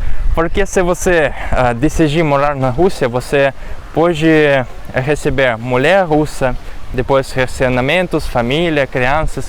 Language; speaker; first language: Portuguese; non-native, fluent; Russian